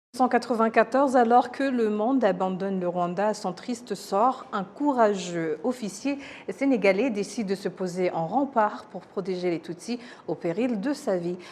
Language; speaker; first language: French; non-native, local second language; Kinyarwanda